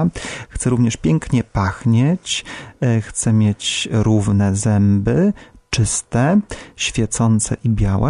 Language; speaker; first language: Polish; native; Polish